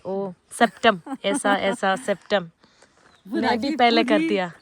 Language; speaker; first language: Hindi; non-native, learner; Malayalam